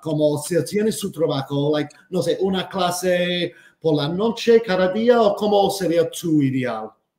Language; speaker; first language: Spanish; non-native, fluent; English